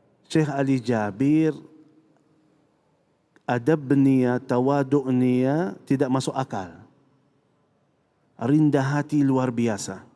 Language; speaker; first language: Indonesian; non-native, fluent; Arabic